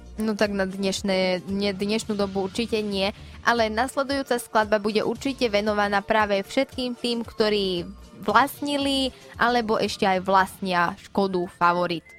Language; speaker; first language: Slovak; native; Slovak